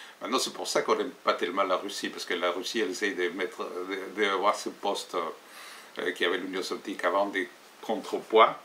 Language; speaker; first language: French; non-native, fluent; Spanish